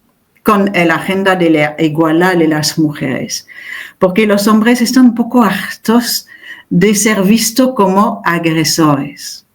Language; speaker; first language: Spanish; non-native, fluent; French